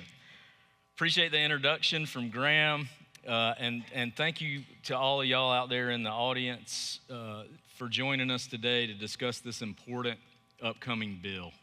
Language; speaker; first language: English; native; English